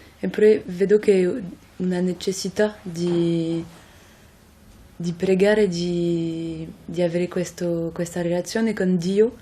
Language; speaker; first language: Italian; non-native, fluent; French